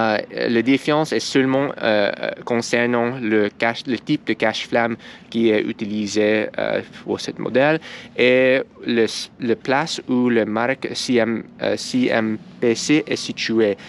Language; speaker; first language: French; non-native, learner; English